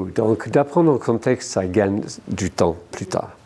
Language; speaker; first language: French; non-native, fluent; English